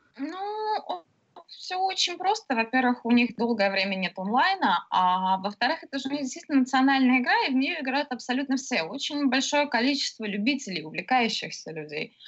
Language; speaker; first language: Russian; native; Russian